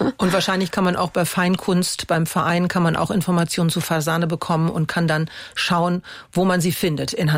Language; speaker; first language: German; native; German